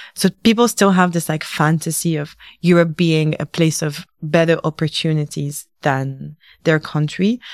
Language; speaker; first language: English; native; English